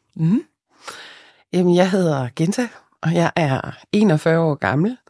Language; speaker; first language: Danish; early bilingual, other home language; Lithuanian